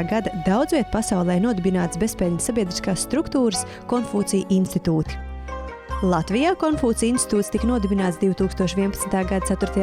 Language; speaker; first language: Latvian; native; Latvian